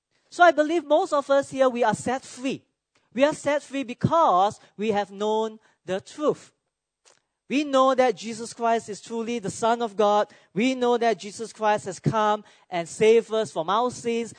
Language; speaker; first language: English; non-native, local second language; Cantonese